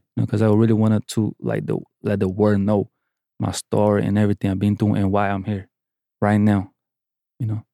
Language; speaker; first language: English; non-native, fluent; Portuguese